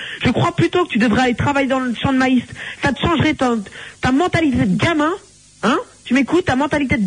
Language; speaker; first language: French; native; French